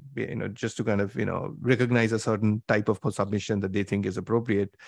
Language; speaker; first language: English; non-native, local second language; Bangla